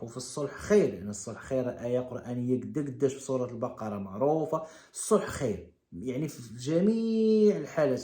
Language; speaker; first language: Arabic; native; Arabic